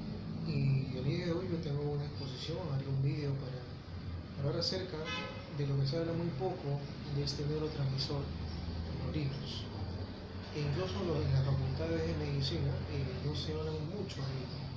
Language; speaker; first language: Spanish; native; Spanish